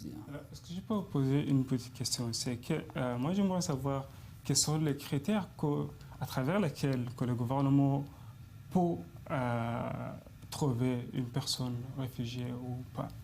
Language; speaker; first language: French; non-native, fluent; Arabic